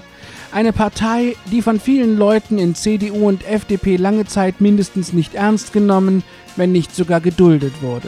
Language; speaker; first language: German; native; German